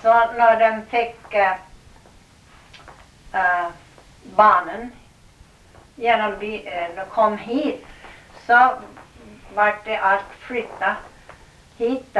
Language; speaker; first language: Norwegian; early bilingual, heritage; Norwegian